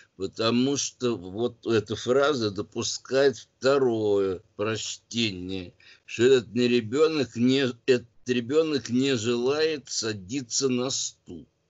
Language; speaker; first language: Russian; native; Russian